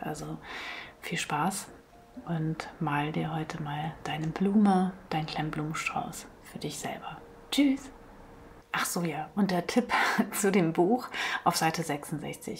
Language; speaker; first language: German; native; German